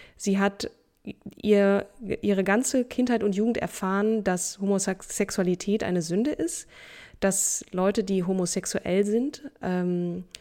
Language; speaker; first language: German; native; German